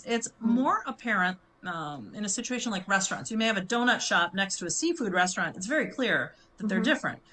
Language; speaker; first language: English; native; English